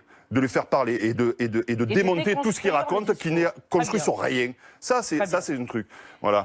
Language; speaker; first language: French; native; French